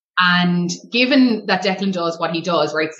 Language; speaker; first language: English; native; English